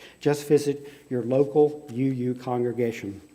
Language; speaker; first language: English; native; English